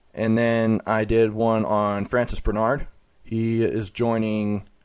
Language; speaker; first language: English; native; English